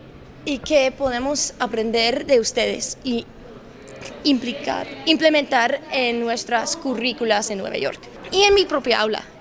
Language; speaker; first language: Spanish; non-native, learner; English